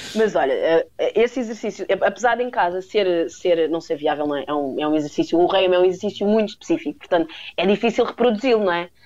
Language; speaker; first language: Portuguese; native; Portuguese